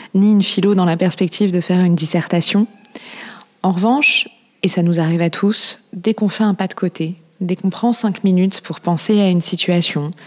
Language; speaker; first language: French; native; French